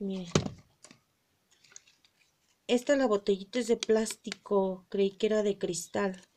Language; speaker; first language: Spanish; native; Spanish